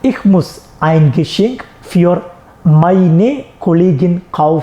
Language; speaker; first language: German; non-native, fluent; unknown